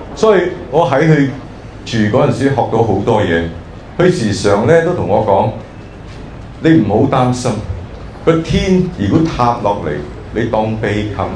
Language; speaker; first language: Cantonese; non-native, local second language; Min Nan Chinese